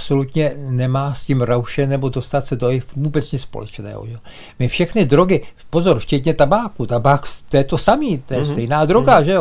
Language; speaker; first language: Czech; native; Czech